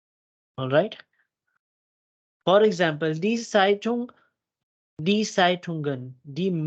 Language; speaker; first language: German; non-native, fluent; Urdu